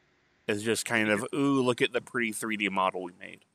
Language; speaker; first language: English; native; English